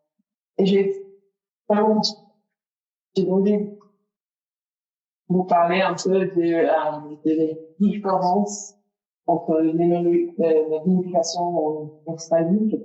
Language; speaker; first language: French; non-native, fluent; English